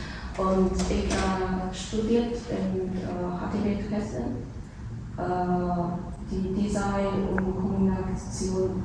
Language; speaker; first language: German; non-native, learner; Vietnamese